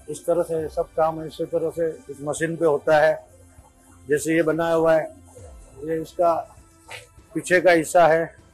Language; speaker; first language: Hindi; non-native, local second language; Gujarati